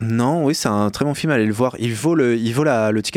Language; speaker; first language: French; native; French